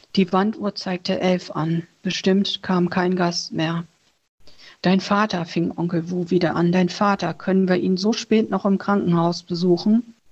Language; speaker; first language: German; early bilingual, other home language; Chinese